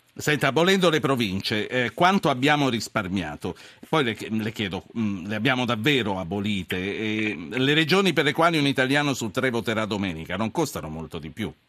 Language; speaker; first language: Italian; native; Italian